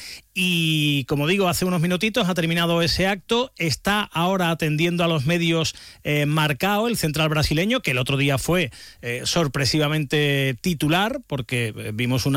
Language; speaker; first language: Spanish; native; Spanish